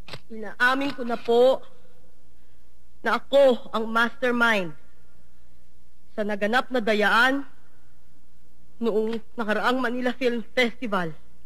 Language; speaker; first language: Filipino; native; Filipino